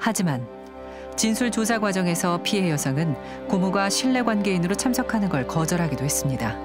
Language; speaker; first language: Korean; native; Korean